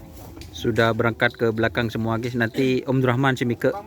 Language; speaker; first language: Malay; native; Malay